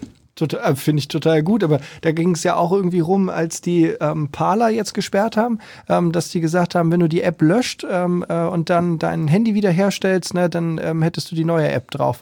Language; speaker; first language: German; native; German